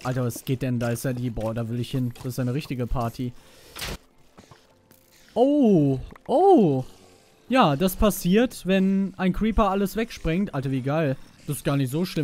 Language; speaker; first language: German; native; German